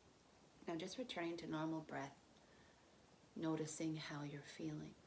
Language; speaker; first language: English; native; English